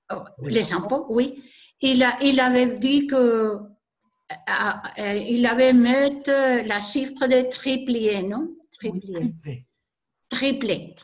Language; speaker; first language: French; non-native, learner; Spanish